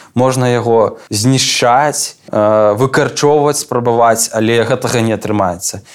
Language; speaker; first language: Belarusian; non-native, local second language; Russian